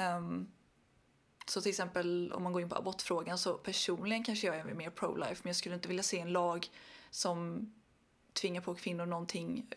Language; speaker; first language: Swedish; early bilingual, other home language; Arabic